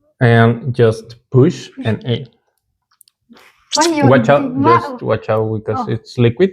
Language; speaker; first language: English; non-native, learner; Spanish